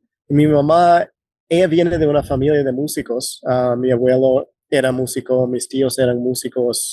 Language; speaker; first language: Spanish; non-native, fluent; English